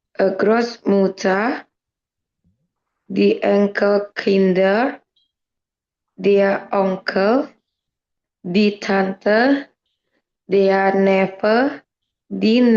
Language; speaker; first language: German; non-native, learner; Indonesian